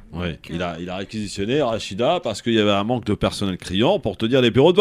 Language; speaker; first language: French; native; French